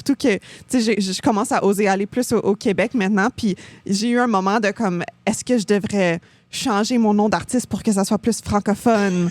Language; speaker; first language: French; native; French